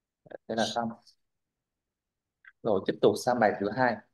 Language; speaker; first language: Vietnamese; native; Vietnamese